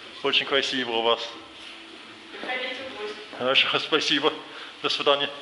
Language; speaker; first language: Russian; non-native, learner; English